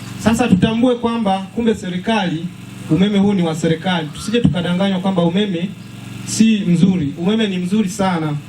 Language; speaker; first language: Swahili; native; Swahili